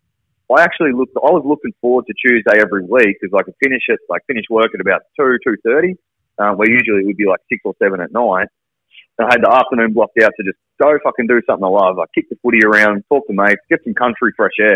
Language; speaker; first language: English; native; English